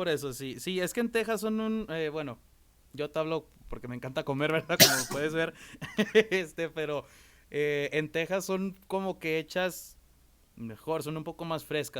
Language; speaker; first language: Spanish; native; Spanish